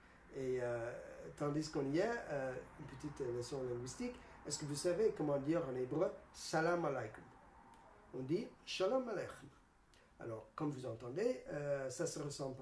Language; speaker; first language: French; non-native, fluent; English